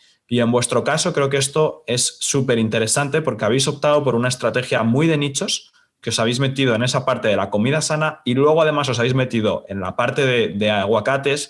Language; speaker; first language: Spanish; native; Spanish